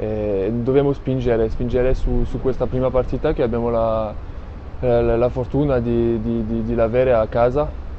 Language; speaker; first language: Italian; non-native, fluent; French